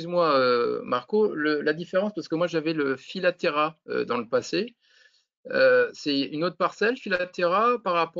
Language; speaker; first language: French; native; French